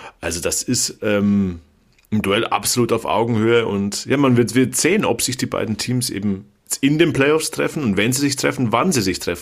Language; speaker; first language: German; native; German